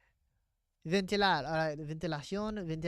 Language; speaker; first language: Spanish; non-native, learner; English